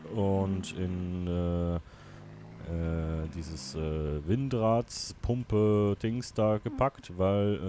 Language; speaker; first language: German; native; German